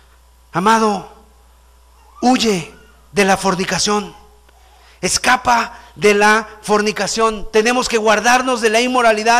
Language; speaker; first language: Spanish; native; Spanish